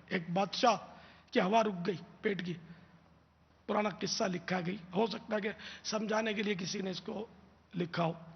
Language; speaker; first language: Urdu; native; Urdu